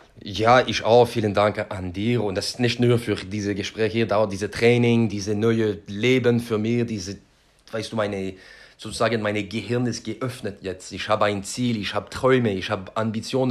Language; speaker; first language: German; non-native, learner; French